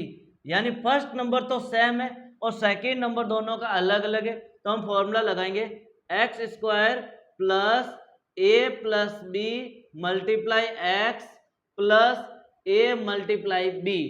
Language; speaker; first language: Hindi; native; Hindi